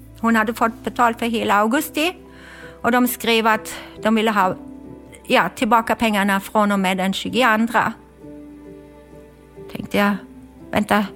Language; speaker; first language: Swedish; non-native, fluent; German